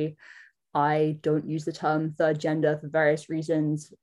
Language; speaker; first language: English; native; English